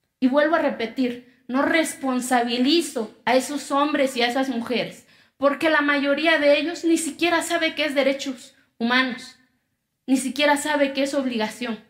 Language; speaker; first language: Spanish; non-native, local second language; Zapotec